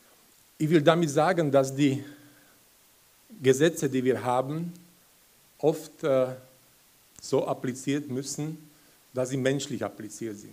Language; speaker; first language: German; non-native, fluent; Slovak